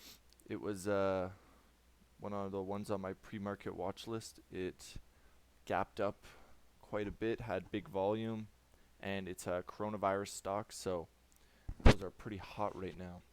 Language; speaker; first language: English; native; English